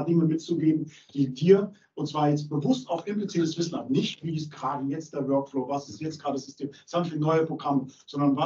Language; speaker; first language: German; native; German